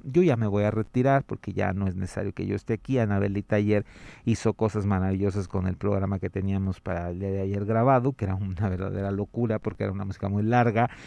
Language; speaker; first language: Spanish; native; Spanish